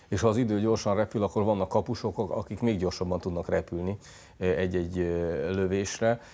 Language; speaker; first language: Hungarian; native; Hungarian